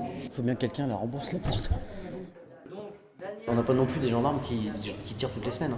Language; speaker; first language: French; native; French